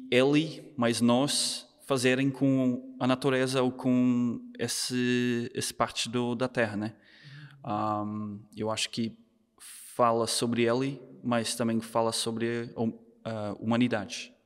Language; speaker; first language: Portuguese; non-native, fluent; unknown